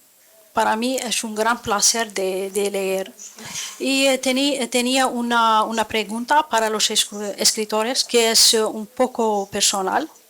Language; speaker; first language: Spanish; non-native, fluent; Arabic